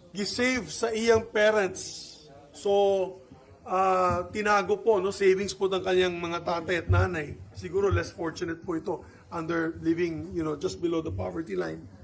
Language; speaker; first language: Filipino; non-native, local second language; Cebuano